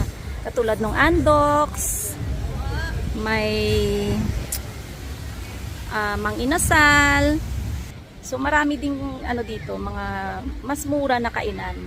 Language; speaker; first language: Filipino; non-native, local second language; Hiligaynon